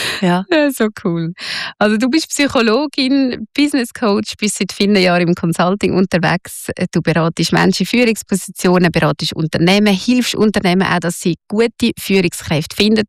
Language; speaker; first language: German; native; German